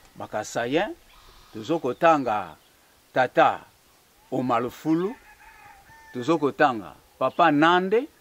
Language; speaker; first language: Lingala; non-native, local second language; Kongo